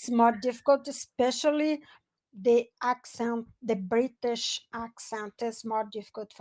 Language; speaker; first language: English; non-native, learner; Portuguese